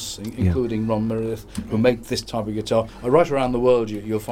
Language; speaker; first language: English; native; English